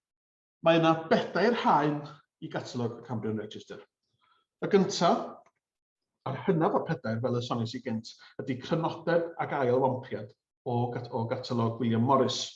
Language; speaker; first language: Welsh; native; Welsh